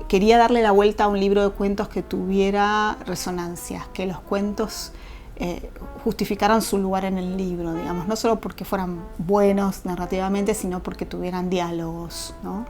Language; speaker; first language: Spanish; native; Spanish